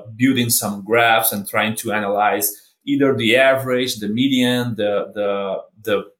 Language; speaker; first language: English; non-native, fluent; Portuguese